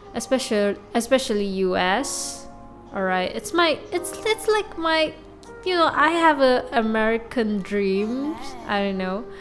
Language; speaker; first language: English; non-native, local second language; Chinese